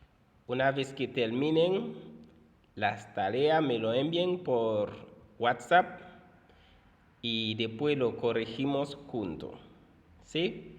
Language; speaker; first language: Spanish; non-native, fluent; Haitian Creole